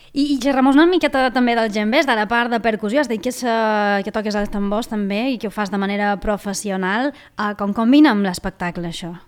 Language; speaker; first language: Catalan; native; Catalan